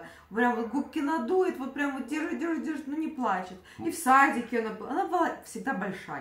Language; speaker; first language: Russian; native; Russian